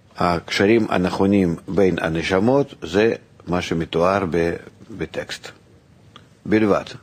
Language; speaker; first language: Hebrew; non-native, fluent; Russian